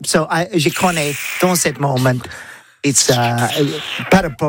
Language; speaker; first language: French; non-native, learner; English